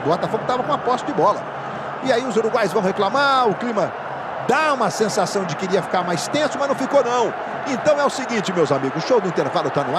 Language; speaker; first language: Portuguese; native; Portuguese